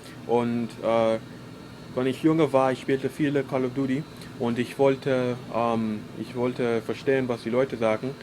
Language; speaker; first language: German; non-native, learner; English